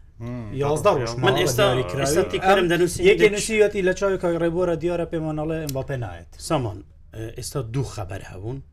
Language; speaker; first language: Central Kurdish; non-native, local second language; Kurdish